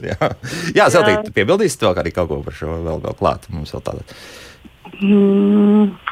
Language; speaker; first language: Latvian; native; Latvian